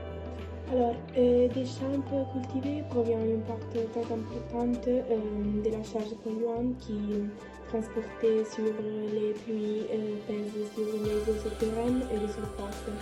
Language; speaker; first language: French; non-native, learner; Italian